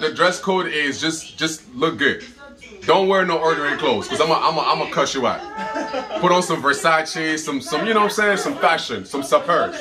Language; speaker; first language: English; early bilingual, other home language; French